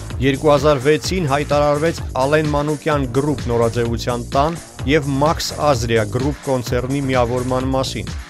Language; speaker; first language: Armenian; native; Armenian